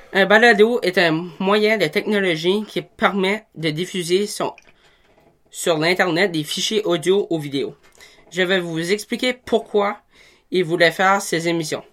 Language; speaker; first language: French; native; French